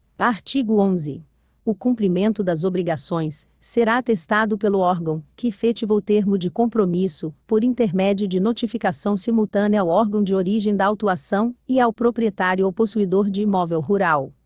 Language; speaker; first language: Portuguese; native; Portuguese